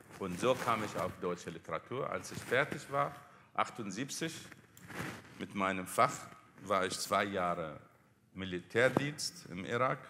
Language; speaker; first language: German; non-native, fluent; Arabic